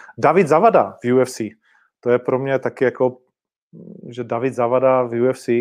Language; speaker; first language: Czech; native; Czech